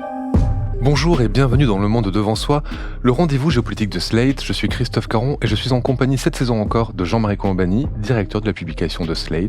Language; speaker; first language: French; native; French